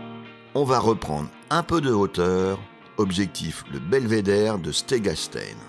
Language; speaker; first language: French; native; French